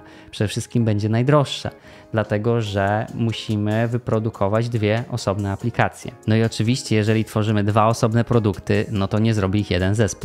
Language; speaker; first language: Polish; native; Polish